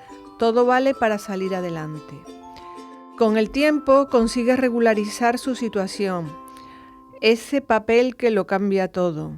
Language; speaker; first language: Spanish; native; Spanish